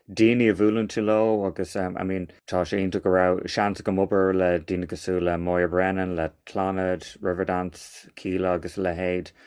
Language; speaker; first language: Irish; non-native, local second language; English